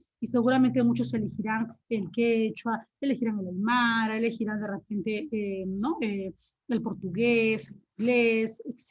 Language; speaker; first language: Spanish; native; Spanish